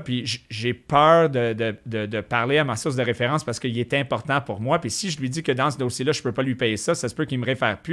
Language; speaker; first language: French; native; French